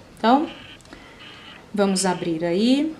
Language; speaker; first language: Portuguese; native; Portuguese